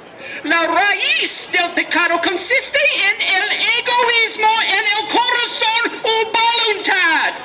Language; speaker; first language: Spanish; non-native, learner; English